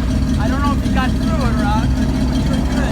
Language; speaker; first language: English; native; English